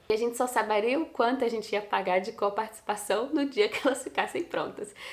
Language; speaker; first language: Portuguese; native; Portuguese